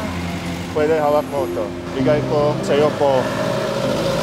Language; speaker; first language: Filipino; non-native, learner; Arabic